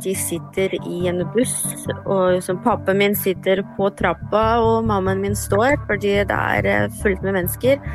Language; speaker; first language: Norwegian; non-native, fluent; Ukrainian